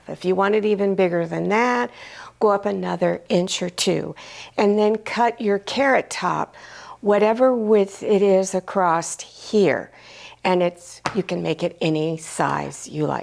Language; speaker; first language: English; native; English